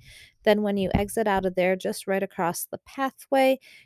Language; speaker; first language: English; native; English